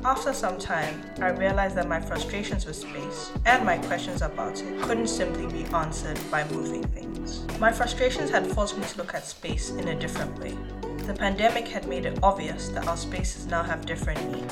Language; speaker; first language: English; non-native, local second language; Akan